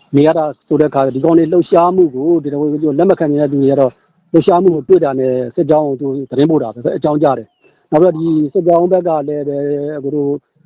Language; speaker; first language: Burmese; native; Burmese